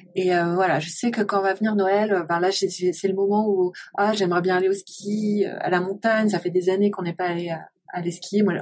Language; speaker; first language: French; native; French